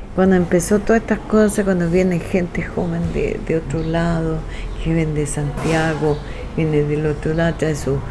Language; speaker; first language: Spanish; native; Spanish